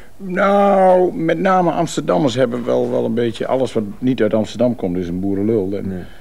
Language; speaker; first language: Dutch; native; Dutch